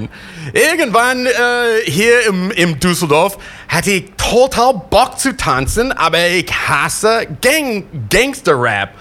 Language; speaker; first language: German; non-native, fluent; English